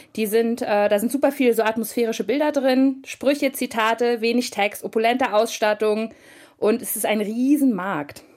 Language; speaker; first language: German; native; German